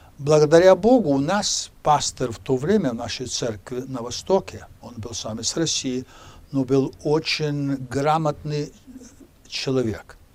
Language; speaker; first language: Russian; early bilingual, heritage; Spanish